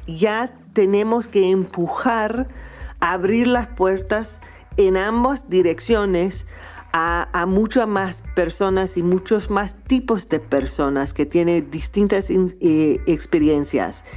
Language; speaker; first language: Spanish; non-native, fluent; English